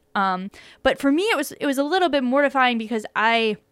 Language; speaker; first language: English; native; English